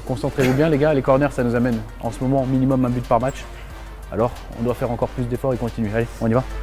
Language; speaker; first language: French; native; French